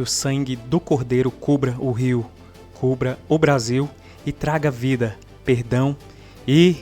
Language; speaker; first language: Portuguese; native; Portuguese